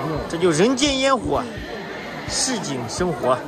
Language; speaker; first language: Chinese; native; Chinese